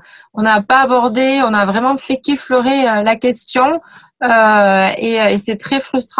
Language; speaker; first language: French; native; French